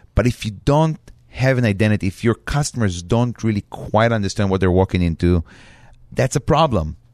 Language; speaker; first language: English; non-native, fluent; Hebrew